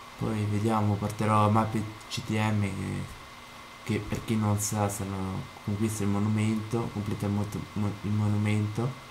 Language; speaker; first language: Italian; native; Italian